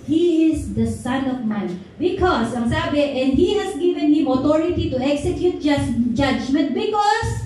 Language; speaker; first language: English; non-native, local second language; Filipino